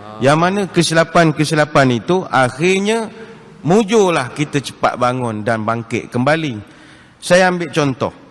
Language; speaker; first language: Malay; native; Malay